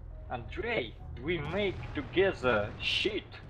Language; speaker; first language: English; non-native, learner; Russian